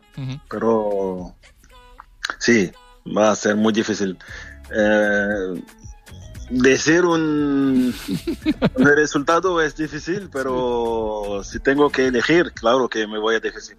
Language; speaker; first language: Spanish; non-native, fluent; French